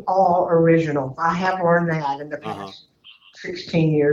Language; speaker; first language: English; native; English